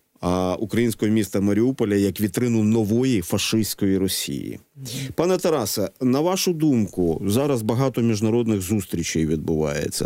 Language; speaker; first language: Ukrainian; native; Ukrainian